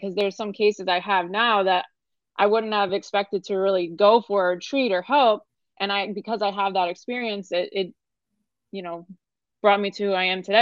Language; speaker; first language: English; native; English